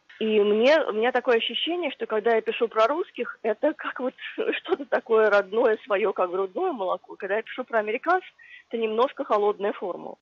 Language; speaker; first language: Russian; native; Russian